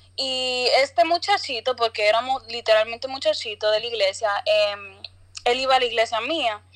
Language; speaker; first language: Spanish; early bilingual, other home language; English